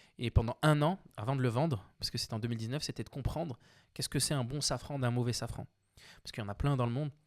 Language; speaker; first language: French; early bilingual, other home language; Arabic